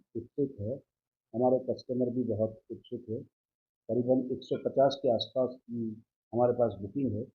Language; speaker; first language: Hindi; non-native, local second language; Gujarati